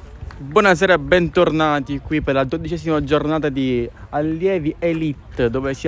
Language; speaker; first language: Italian; native; Italian